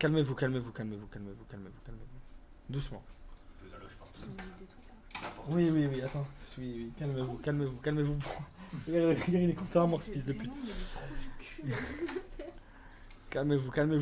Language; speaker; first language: French; native; French